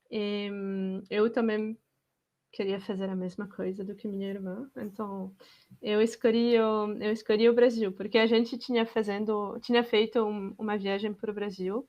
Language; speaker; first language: Portuguese; non-native, fluent; French